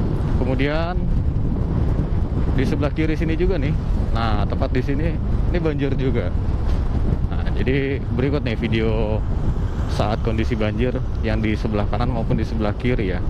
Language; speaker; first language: Indonesian; native; Indonesian